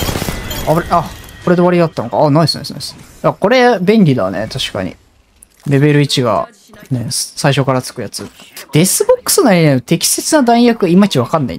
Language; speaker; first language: Japanese; native; Japanese